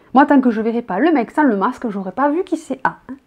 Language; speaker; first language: French; native; French